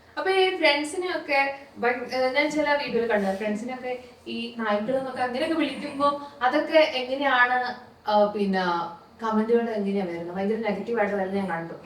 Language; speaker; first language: Malayalam; native; Malayalam